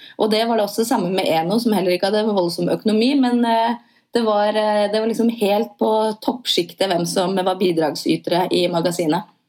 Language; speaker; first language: Norwegian; native; Norwegian